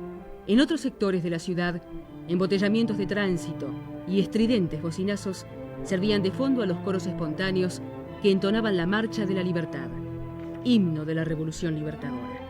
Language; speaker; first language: Spanish; native; Spanish